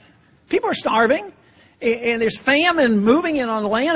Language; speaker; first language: English; native; English